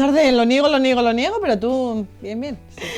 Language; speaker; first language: Spanish; native; Spanish